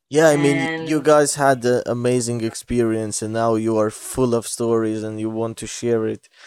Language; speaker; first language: English; non-native, fluent; Bosnian